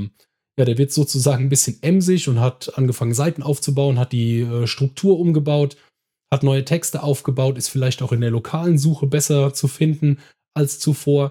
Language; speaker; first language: German; native; German